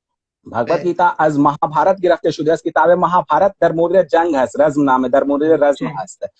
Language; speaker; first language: Persian; non-native, learner; Hindi